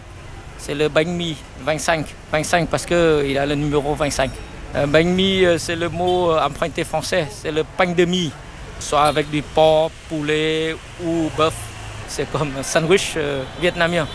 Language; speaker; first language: French; non-native, fluent; Vietnamese